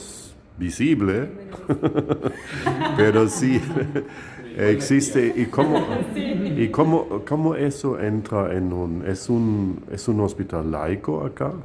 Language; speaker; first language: Spanish; non-native, fluent; German